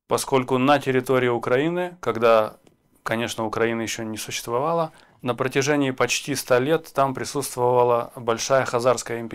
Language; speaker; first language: Russian; native; Russian